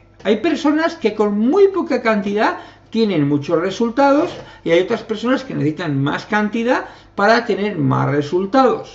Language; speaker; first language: Spanish; native; Spanish